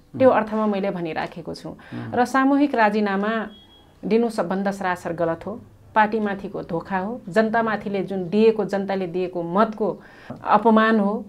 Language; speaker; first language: Nepali; non-native, local second language; Rana Tharu